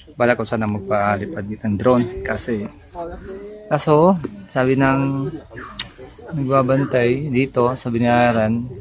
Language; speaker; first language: Filipino; native; Filipino